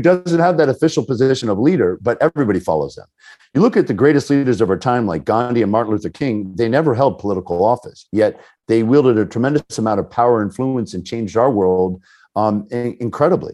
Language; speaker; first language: English; native; English